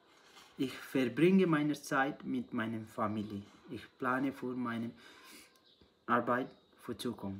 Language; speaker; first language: German; non-native, learner; Nepali